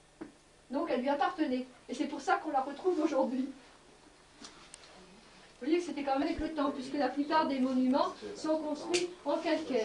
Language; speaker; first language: French; native; French